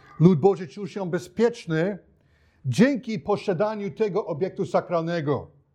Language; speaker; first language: Polish; non-native, fluent; English